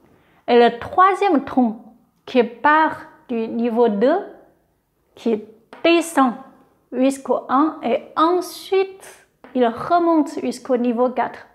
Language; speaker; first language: French; non-native, fluent; Chinese